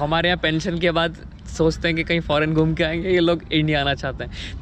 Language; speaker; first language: Hindi; native; Hindi